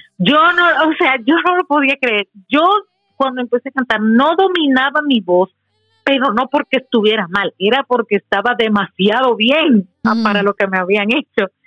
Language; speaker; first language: Spanish; native; Spanish